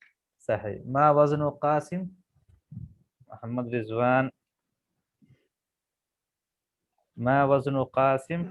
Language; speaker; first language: Arabic; non-native, fluent; Urdu